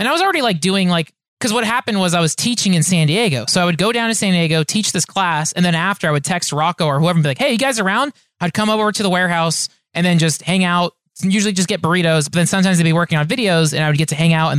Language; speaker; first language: English; native; English